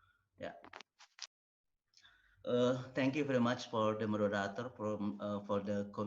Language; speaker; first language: English; non-native, learner; Indonesian